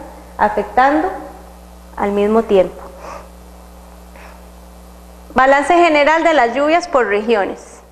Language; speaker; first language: Spanish; native; Spanish